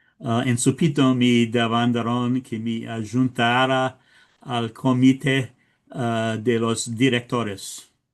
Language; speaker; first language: Spanish; early bilingual, heritage; English